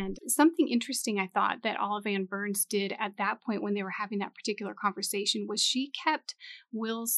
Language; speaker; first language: English; native; English